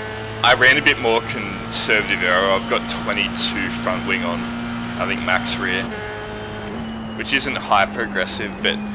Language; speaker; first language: English; native; English